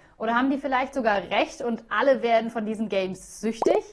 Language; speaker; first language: German; native; German